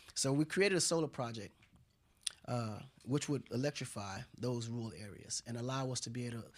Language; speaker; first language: English; non-native, fluent; Wolof